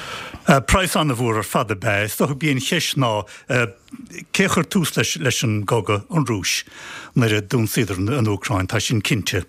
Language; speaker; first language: Irish; native; Irish